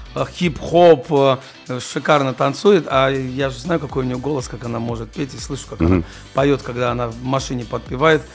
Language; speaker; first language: Russian; non-native, fluent; Georgian